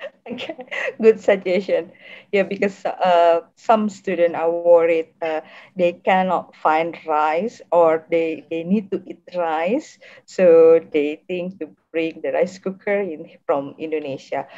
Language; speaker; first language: English; non-native, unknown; Indonesian